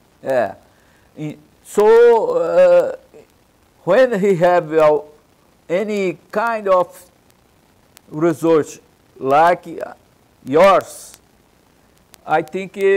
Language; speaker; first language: English; non-native, learner; Portuguese